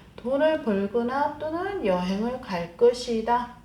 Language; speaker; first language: Korean; native; Korean